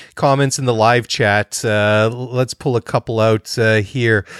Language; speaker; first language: English; native; English